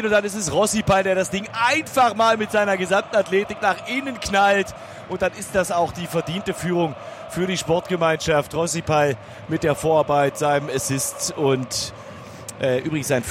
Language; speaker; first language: German; native; German